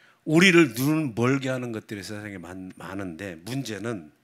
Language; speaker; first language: Korean; native; Korean